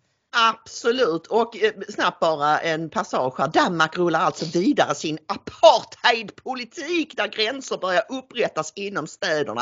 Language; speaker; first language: Swedish; native; Swedish